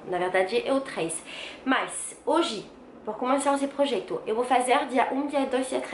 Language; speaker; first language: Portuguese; non-native, learner; French